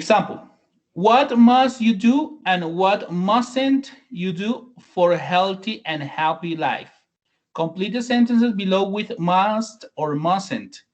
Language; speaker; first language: English; non-native, learner; Spanish